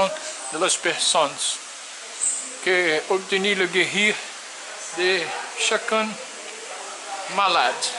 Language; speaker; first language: French; non-native, learner; Portuguese